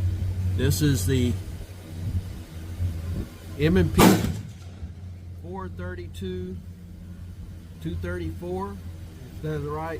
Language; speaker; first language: English; native; English